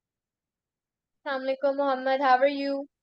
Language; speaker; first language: English; non-native, local second language; Urdu